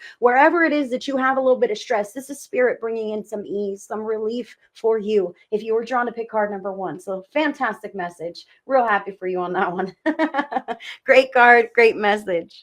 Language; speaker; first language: English; native; English